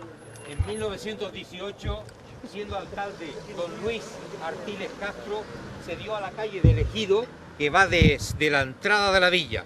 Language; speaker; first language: Spanish; native; Spanish